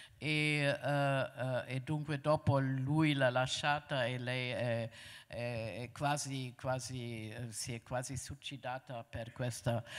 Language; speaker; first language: Italian; non-native, fluent; German